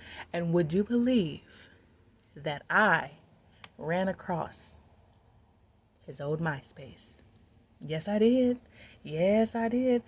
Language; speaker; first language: English; native; English